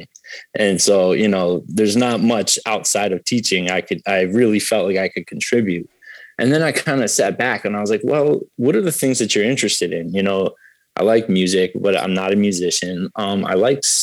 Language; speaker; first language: English; native; English